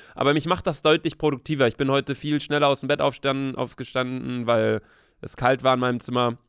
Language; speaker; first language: German; native; German